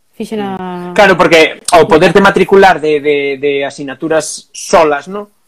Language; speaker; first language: Galician; non-native, local second language; Spanish